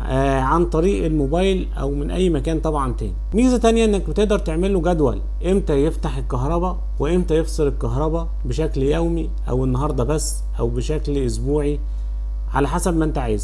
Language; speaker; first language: Arabic; native; Arabic